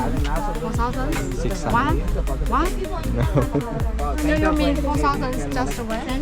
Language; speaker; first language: English; non-native, learner; Chinese